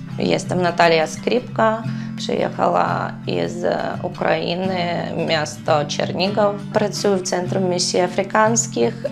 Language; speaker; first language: Polish; non-native, learner; Ukrainian